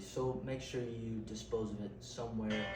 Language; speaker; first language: English; native; English